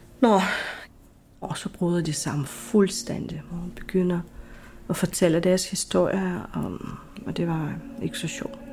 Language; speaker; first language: Danish; non-native, fluent; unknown